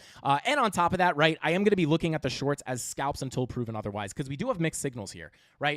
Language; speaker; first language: English; native; English